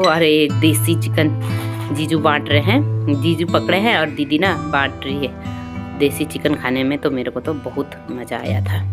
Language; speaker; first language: Hindi; native; Hindi